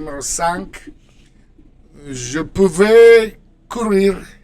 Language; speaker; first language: French; non-native, fluent; Spanish